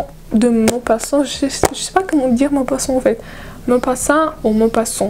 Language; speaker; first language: French; non-native, fluent; Russian